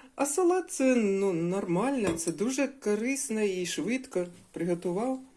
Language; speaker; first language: Ukrainian; non-native, local second language; Russian